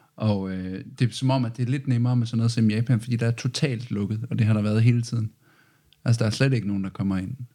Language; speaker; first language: Danish; native; Danish